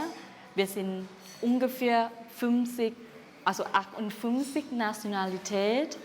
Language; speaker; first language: German; non-native, learner; Thai